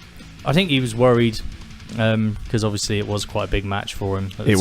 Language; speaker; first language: English; native; English